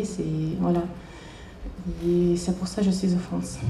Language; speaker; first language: French; non-native, fluent; Chechen